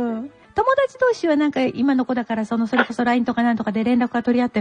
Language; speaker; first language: Japanese; native; Japanese